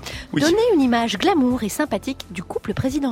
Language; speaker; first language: French; native; French